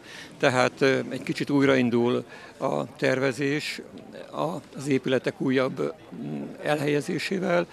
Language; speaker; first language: Hungarian; native; Hungarian